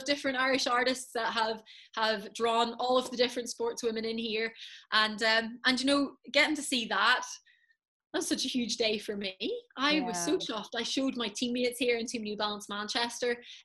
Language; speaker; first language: English; native; English